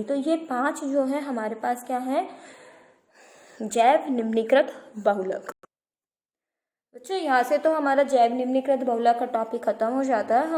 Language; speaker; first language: Hindi; native; Hindi